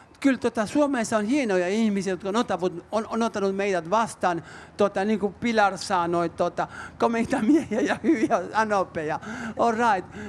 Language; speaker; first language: Finnish; non-native, fluent; Spanish